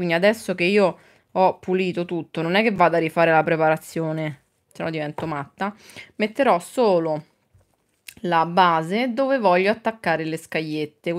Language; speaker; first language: Italian; native; Italian